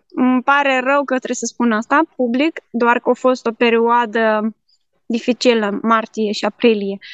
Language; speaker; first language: Romanian; native; Romanian